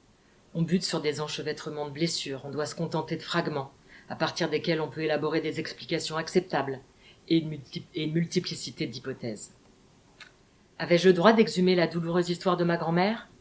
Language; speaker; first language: French; native; French